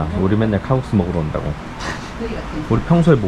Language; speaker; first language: Korean; native; Korean